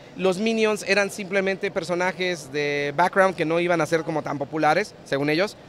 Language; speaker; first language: Spanish; early bilingual, heritage; Spanish